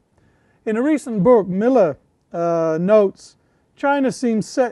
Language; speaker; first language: English; native; English